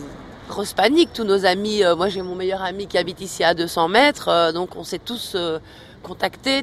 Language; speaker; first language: French; native; French